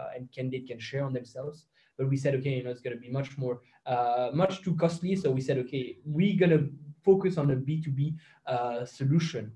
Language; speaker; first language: English; non-native, fluent; French